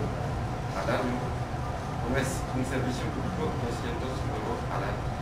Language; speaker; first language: Spanish; non-native, fluent; French